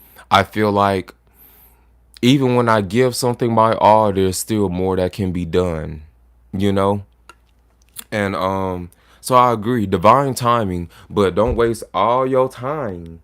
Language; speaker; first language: English; native; English